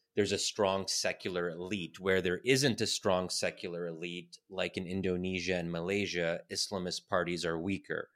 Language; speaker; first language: English; native; English